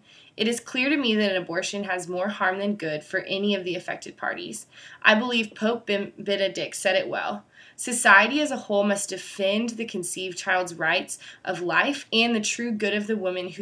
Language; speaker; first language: English; native; English